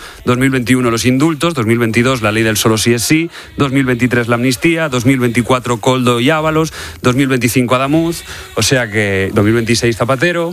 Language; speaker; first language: Spanish; native; Spanish